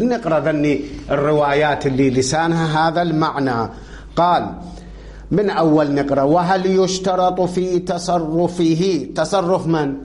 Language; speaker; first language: Arabic; native; Arabic